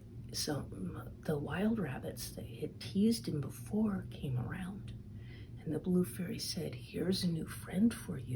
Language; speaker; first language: English; native; English